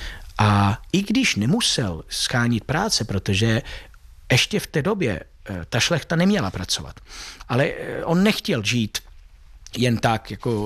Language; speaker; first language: Czech; non-native, fluent; Italian